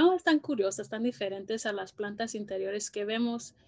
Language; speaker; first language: Spanish; early bilingual, heritage; Spanish